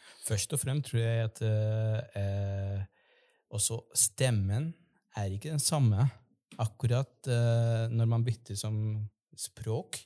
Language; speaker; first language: Norwegian; non-native, fluent; Spanish